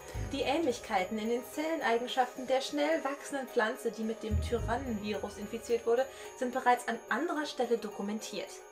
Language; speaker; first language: German; native; German